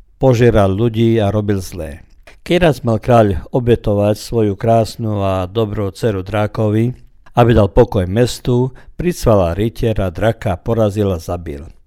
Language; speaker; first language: Slovak; early bilingual, heritage; Croatian